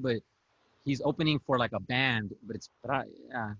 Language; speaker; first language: English; native; English